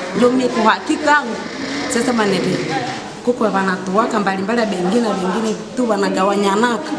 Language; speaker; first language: Swahili; non-native, local second language; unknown